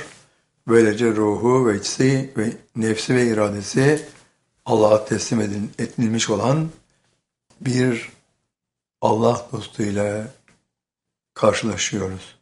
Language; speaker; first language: Turkish; native; Turkish